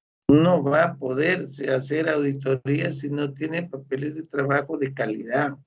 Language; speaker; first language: Spanish; native; Spanish